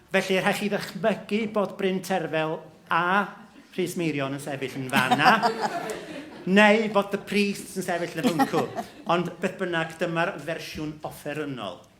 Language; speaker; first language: Welsh; native; Welsh